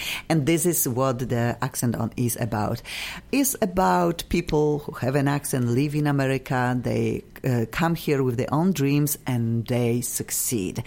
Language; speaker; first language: English; non-native, fluent; Polish